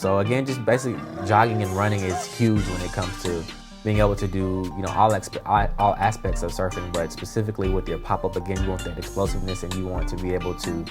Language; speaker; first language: English; native; English